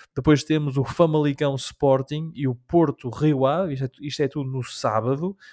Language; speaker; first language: Portuguese; early bilingual, heritage; English